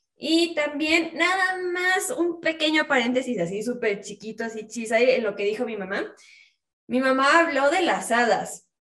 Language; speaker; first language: Spanish; native; Spanish